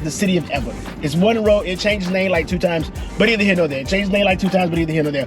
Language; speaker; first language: English; native; English